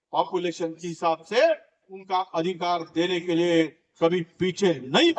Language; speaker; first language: Hindi; non-native, local second language; Marathi